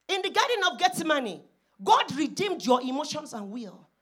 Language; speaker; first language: English; non-native, local second language; Yoruba